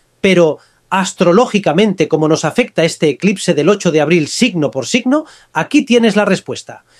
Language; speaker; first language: Spanish; native; Spanish